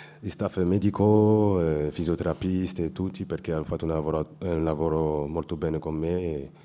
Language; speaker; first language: Italian; non-native, fluent; French